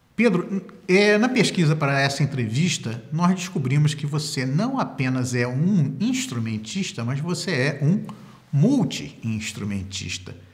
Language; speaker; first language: Portuguese; native; Portuguese